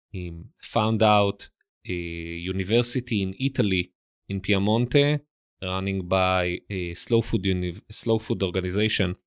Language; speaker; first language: English; non-native, fluent; Hebrew